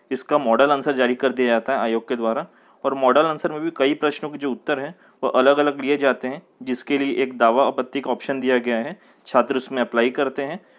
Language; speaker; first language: Hindi; native; Hindi